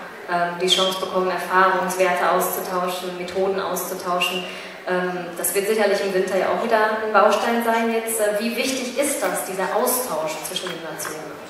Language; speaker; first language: German; native; German